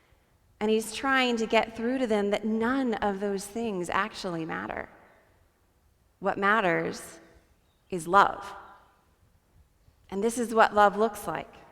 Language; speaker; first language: English; native; English